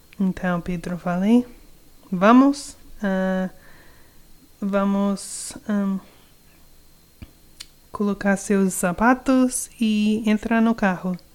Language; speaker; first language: Portuguese; non-native, learner; English